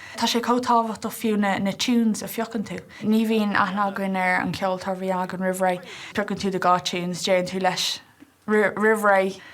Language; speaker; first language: Irish; non-native, local second language; English